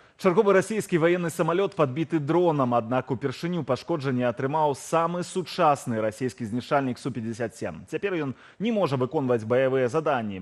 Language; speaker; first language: Belarusian; native; Belarusian